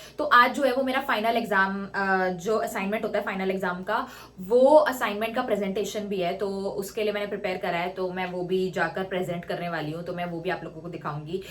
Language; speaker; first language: Hindi; native; Hindi